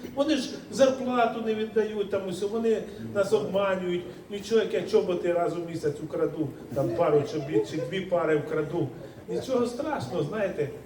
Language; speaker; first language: Ukrainian; native; Ukrainian